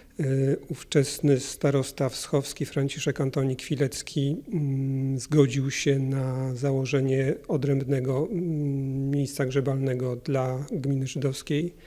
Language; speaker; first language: Polish; native; Polish